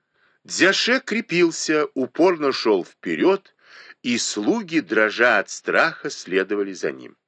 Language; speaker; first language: Russian; native; Russian